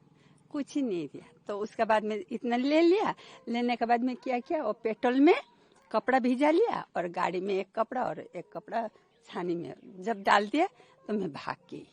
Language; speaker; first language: Hindi; non-native, local second language; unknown